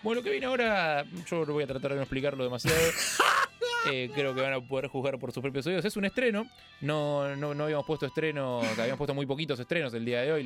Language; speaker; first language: Spanish; native; Spanish